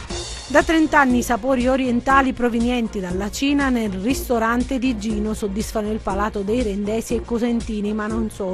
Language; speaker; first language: Italian; native; Italian